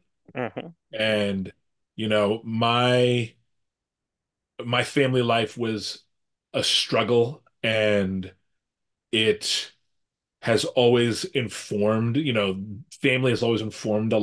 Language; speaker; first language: English; native; English